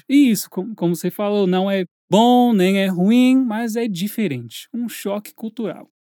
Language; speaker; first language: Portuguese; non-native, fluent; English